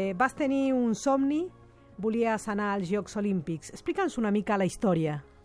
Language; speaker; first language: Catalan; non-native, fluent; Spanish